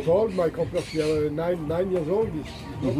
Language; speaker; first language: English; non-native, learner; French